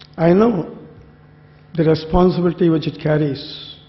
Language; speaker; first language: English; non-native, local second language; Telugu